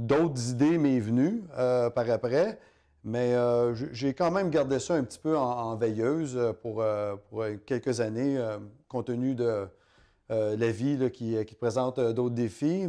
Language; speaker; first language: French; native; French